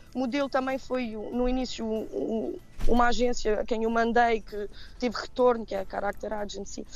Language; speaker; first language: Portuguese; early bilingual, heritage; Portuguese